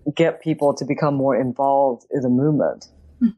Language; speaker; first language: English; native; English